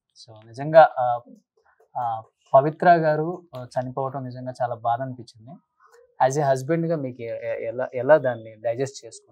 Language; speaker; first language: Telugu; native; Telugu